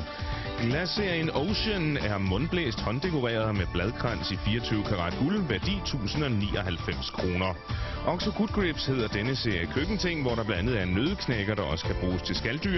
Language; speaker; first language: Danish; native; Danish